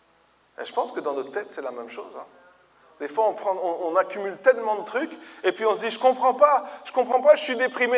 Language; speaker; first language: French; native; French